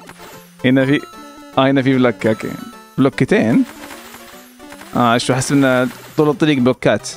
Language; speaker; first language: Arabic; native; Arabic